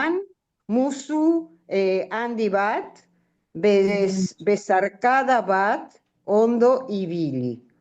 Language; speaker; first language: Basque; non-native, learner; Spanish